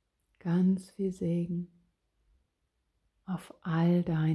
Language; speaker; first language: German; native; German